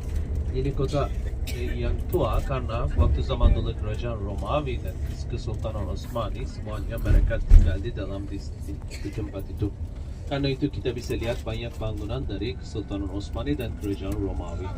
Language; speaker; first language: Indonesian; non-native, fluent; Turkish